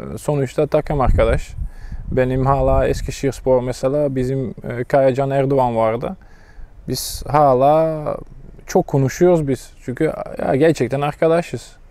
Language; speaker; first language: Turkish; non-native, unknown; Dutch